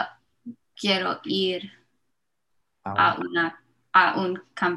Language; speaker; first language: Spanish; non-native, learner; English